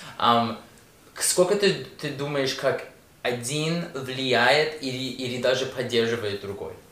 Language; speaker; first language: Russian; early bilingual, heritage; Russian